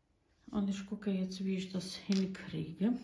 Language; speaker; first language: German; non-native, fluent; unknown